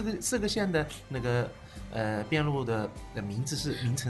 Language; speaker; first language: Chinese; non-native, fluent; Japanese